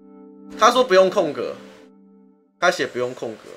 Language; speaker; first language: Chinese; native; Chinese